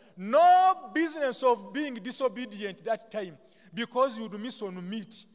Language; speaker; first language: English; non-native, local second language; Ganda